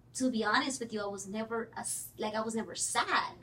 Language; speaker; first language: English; early bilingual, other home language; Spanish